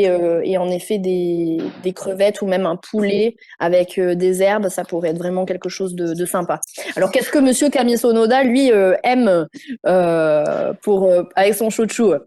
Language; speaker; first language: French; native; French